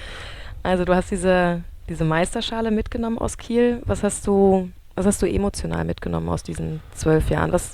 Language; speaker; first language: German; native; German